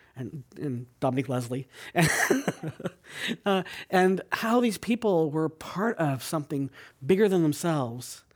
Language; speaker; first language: English; native; English